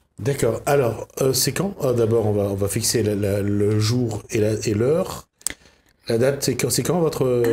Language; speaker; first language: French; native; French